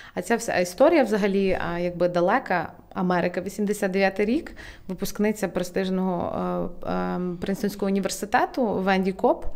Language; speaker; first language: Ukrainian; native; Ukrainian